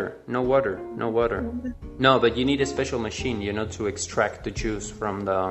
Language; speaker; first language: English; non-native, fluent; Spanish